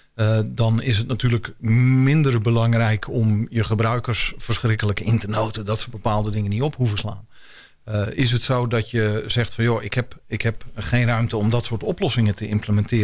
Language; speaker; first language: Dutch; native; Dutch